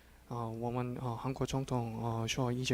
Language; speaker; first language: Chinese; non-native, learner; Korean